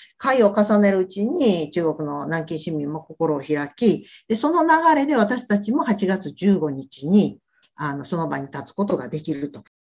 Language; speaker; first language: Japanese; native; Japanese